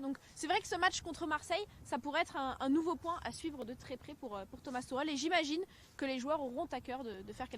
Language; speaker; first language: French; native; French